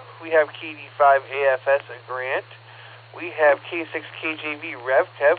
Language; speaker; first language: English; native; English